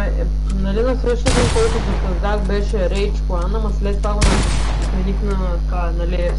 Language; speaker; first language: Bulgarian; native; Bulgarian